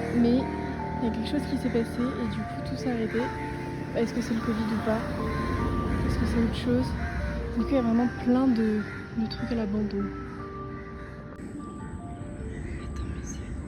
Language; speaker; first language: French; native; French